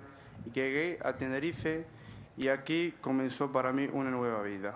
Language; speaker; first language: Spanish; non-native, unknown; Arabic